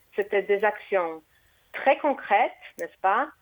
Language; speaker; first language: French; non-native, fluent; Portuguese